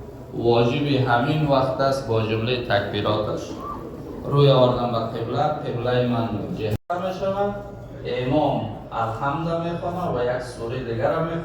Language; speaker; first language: Persian; native; Persian